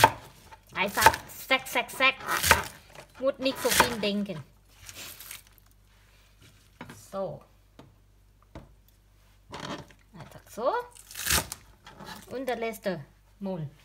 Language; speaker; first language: German; non-native, learner; Thai